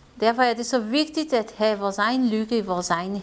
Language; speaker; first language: Danish; non-native, fluent; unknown